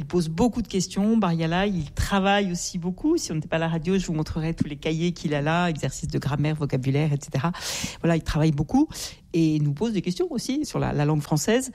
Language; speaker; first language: French; native; French